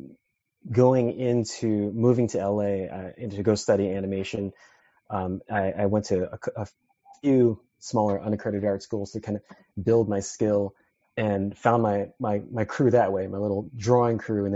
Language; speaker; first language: English; native; English